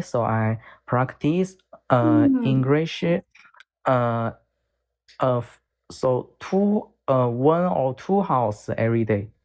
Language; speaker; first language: English; non-native, learner; Korean